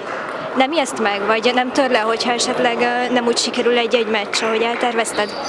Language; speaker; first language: Hungarian; native; Hungarian